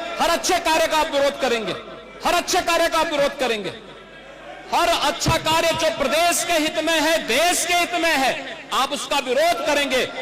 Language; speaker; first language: Hindi; native; Hindi